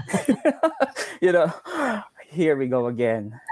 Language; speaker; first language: English; non-native, local second language; Cebuano